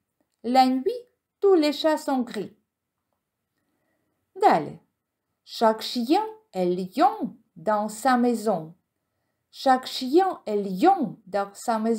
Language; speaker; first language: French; non-native, fluent; Ukrainian